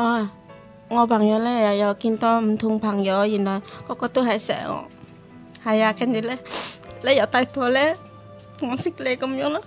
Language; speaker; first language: Chinese; non-native, learner; Indonesian